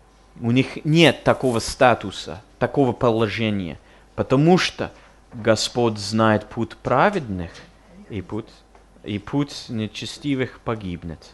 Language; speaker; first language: Russian; non-native, fluent; English